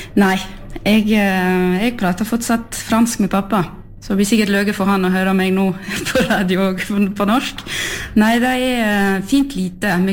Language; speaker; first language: Norwegian; non-native, fluent; French